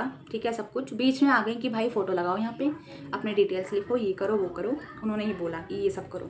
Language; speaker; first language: Hindi; native; Hindi